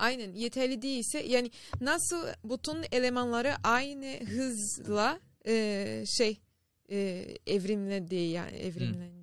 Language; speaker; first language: Turkish; non-native, learner; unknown